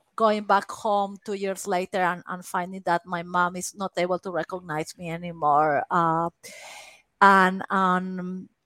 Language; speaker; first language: English; non-native, fluent; Spanish